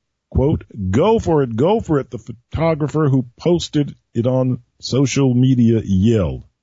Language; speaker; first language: English; native; English